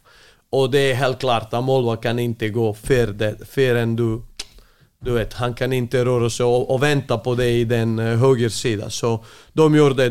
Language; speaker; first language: Swedish; non-native, fluent; Serbian